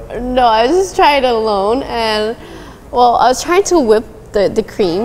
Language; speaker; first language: English; non-native, fluent; Thai